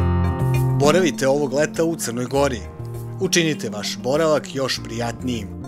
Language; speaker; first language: Serbian; native; Serbian